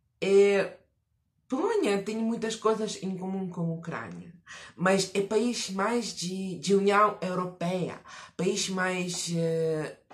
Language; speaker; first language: Portuguese; non-native, fluent; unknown